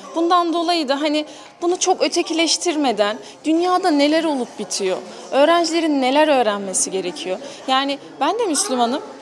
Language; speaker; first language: Turkish; early bilingual, heritage; Turkish